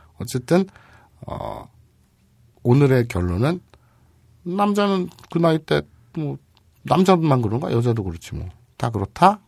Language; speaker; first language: Korean; native; Korean